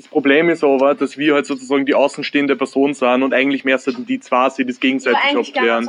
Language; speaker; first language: German; native; German